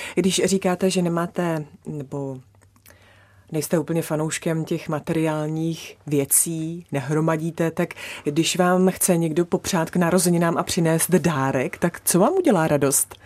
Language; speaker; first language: Czech; native; Czech